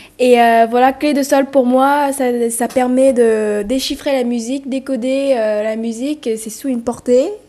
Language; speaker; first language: French; early bilingual, other home language; Vietnamese